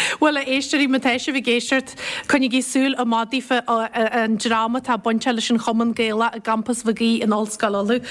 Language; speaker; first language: Irish; native; Irish